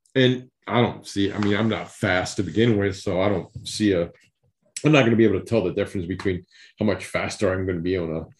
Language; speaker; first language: English; early bilingual, other home language; Spanish